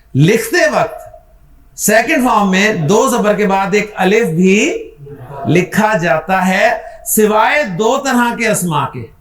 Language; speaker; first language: Urdu; native; Urdu